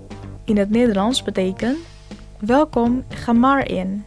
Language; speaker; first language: Dutch; non-native, fluent; Indonesian